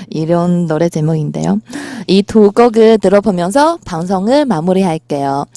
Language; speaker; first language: Korean; non-native, fluent; Chinese